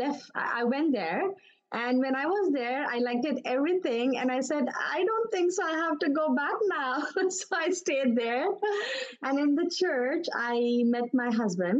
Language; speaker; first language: English; non-native, local second language; Urdu